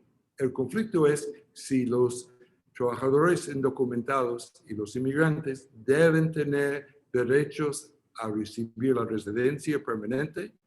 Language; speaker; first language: Spanish; non-native, fluent; English